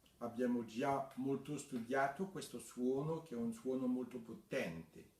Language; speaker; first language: Italian; non-native, fluent; French